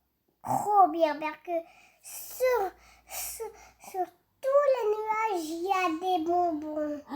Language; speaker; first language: French; native; French